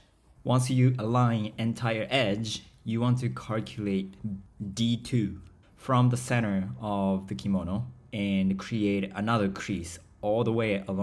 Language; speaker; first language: English; non-native, fluent; Japanese